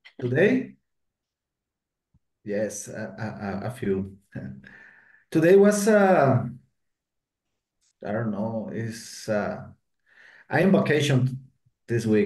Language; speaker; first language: English; non-native, learner; Spanish